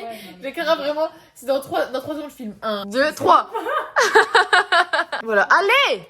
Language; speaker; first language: French; native; French